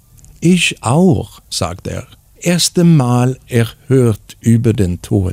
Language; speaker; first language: German; non-native, fluent; Swedish